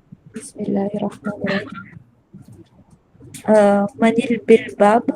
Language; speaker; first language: Arabic; non-native, learner; Filipino